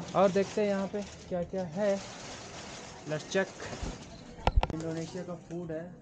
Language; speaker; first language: Hindi; native; Hindi